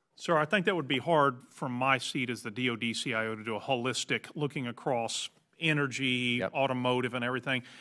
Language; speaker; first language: English; native; English